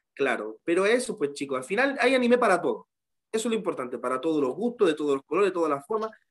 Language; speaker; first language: Spanish; native; Spanish